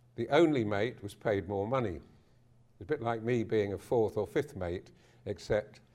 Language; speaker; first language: English; native; English